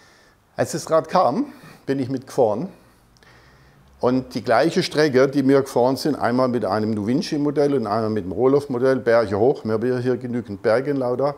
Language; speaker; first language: German; native; German